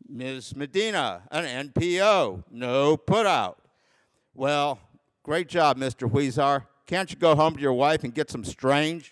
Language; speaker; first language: English; native; English